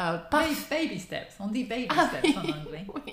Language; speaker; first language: French; non-native, fluent; English